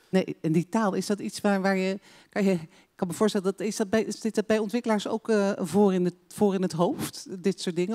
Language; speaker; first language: Dutch; native; Dutch